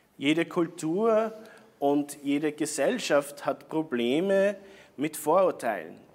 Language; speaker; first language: German; native; German